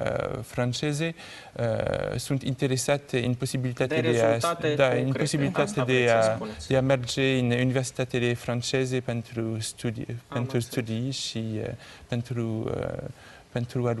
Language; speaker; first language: Romanian; non-native, learner; French